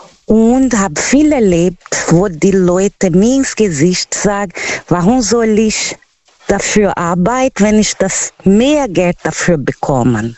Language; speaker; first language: German; non-native, learner; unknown